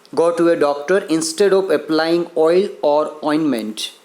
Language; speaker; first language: English; non-native, local second language; Gujarati